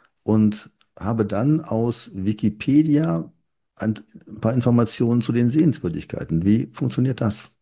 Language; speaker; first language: German; native; German